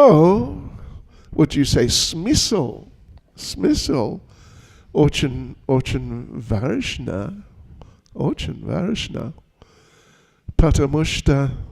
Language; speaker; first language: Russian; non-native, learner; English